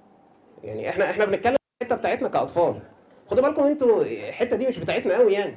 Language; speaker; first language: Arabic; native; Arabic